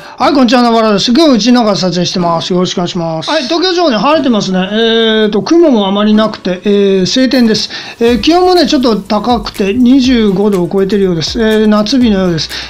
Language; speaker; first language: Japanese; native; Japanese